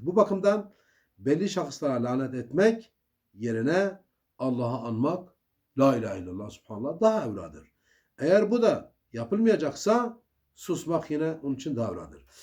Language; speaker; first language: Turkish; native; Turkish